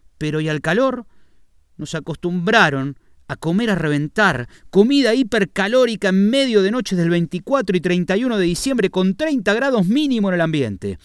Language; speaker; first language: Spanish; native; Spanish